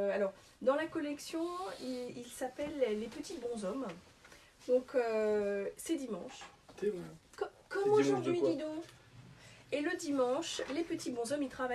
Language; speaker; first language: French; native; French